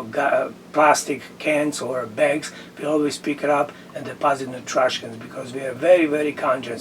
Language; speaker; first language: English; non-native, fluent; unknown